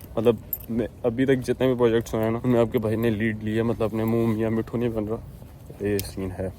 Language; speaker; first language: Urdu; native; Urdu